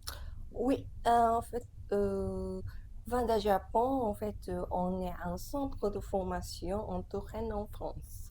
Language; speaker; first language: French; non-native, fluent; Japanese